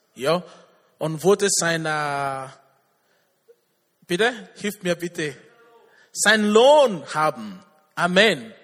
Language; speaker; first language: German; non-native, learner; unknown